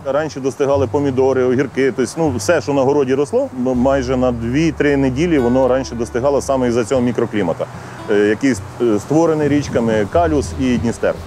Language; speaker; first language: Ukrainian; native; Ukrainian